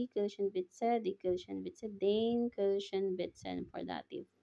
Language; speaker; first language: German; non-native, fluent; Filipino